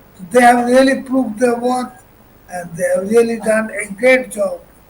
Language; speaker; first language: English; non-native, local second language; Bangla